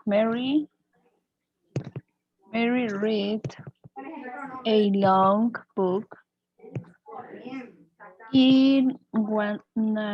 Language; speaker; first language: English; non-native, learner; Spanish